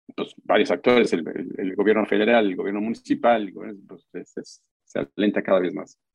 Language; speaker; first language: Spanish; native; Spanish